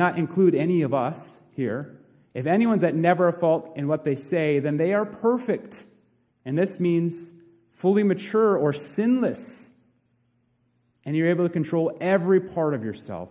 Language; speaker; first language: English; native; English